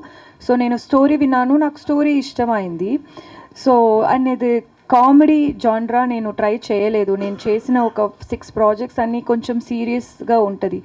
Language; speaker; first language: Telugu; non-native, learner; Tamil